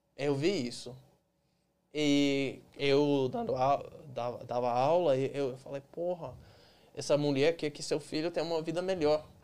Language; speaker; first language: Portuguese; non-native, fluent; English